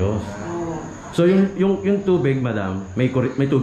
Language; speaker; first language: Filipino; native; Filipino